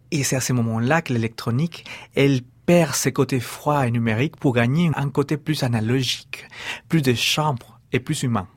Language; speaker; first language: French; non-native, fluent; Spanish